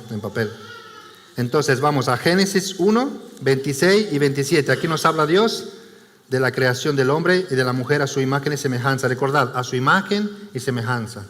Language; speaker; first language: Spanish; non-native, fluent; Romanian